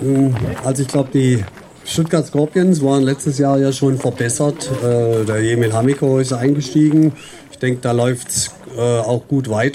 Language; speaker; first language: German; native; German